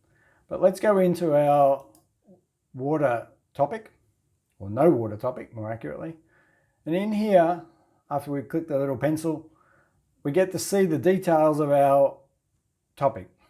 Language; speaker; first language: English; native; English